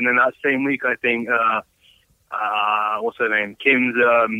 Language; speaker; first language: English; native; English